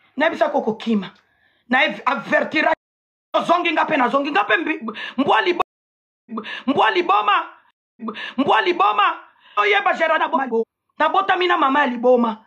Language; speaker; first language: Lingala; non-native, local second language; Swahili